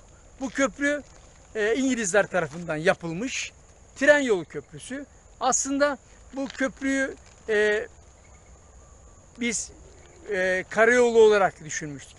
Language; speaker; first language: Turkish; native; Turkish